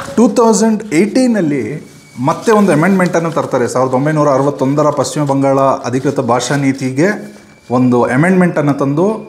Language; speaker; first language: Kannada; non-native, local second language; Kodava